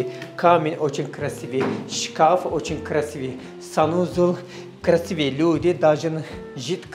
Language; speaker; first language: Russian; non-native, learner; Turkish